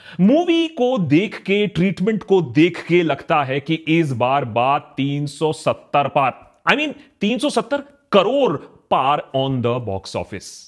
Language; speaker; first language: Hindi; native; Hindi